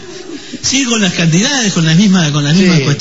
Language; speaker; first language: Spanish; native; Spanish